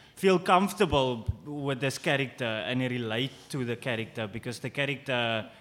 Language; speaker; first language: English; non-native, local second language; Afrikaans